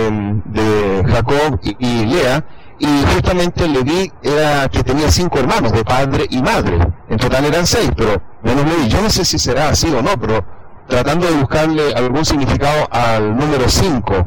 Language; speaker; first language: Spanish; native; Spanish